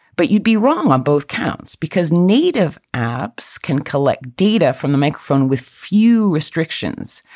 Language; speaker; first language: English; native; English